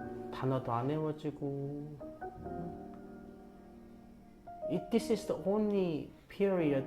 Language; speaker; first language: English; non-native, fluent; Korean